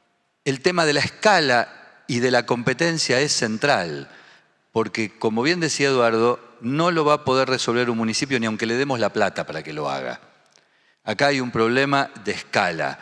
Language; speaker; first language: Spanish; native; Spanish